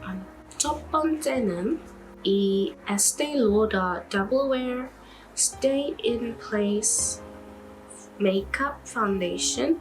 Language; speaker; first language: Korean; non-native, learner; English